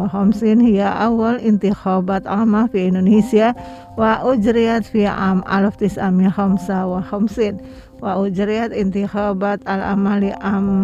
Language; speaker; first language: Arabic; non-native, fluent; Indonesian